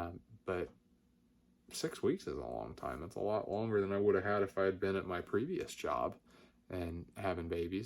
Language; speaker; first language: English; native; English